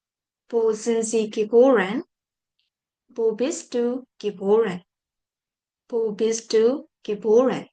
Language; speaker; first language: German; non-native, fluent; Burmese